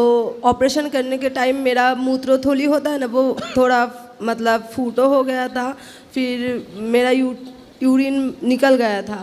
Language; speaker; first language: Hindi; non-native, local second language; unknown